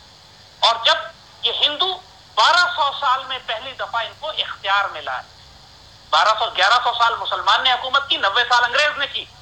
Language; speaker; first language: Urdu; native; Urdu